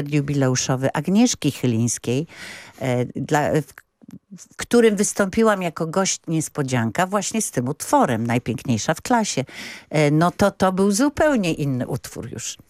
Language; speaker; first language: Polish; native; Polish